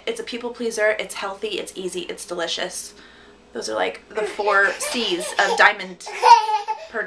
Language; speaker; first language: English; native; English